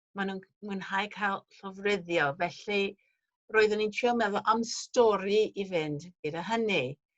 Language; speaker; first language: Welsh; non-native, fluent; English